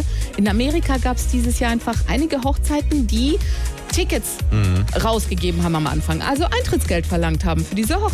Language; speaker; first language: German; native; German